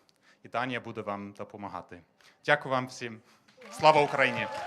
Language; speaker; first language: Ukrainian; non-native, fluent; Danish